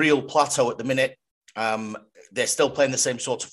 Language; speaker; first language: English; native; English